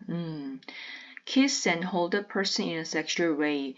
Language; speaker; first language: English; non-native, fluent; Korean